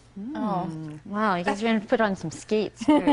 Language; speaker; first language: English; native; English